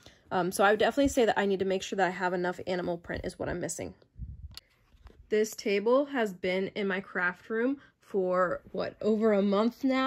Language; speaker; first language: English; native; English